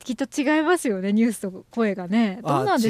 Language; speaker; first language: Japanese; native; Japanese